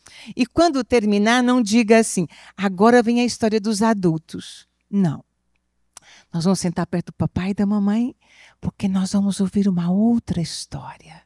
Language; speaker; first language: Portuguese; native; Portuguese